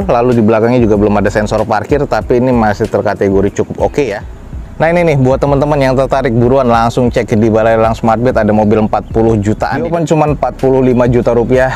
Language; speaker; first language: Indonesian; native; Indonesian